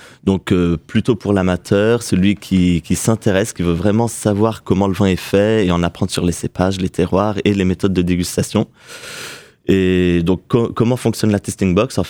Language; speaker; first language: French; native; French